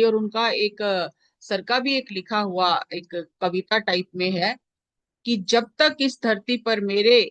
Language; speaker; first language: Hindi; native; Hindi